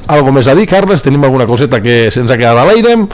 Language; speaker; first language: Catalan; native; Catalan